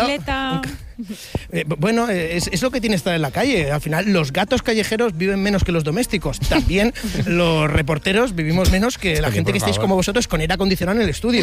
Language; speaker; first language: Spanish; native; Spanish